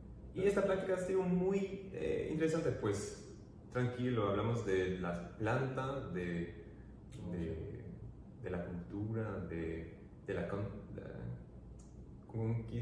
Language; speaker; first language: Spanish; non-native, fluent; English